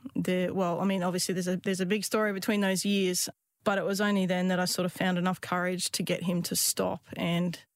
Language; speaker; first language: English; native; English